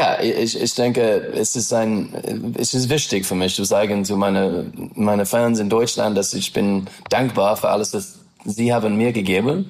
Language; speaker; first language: German; non-native, learner; English